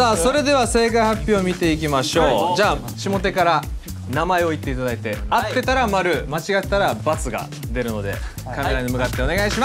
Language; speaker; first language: Japanese; native; Japanese